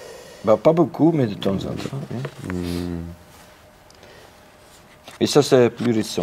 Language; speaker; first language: French; non-native, local second language; Dutch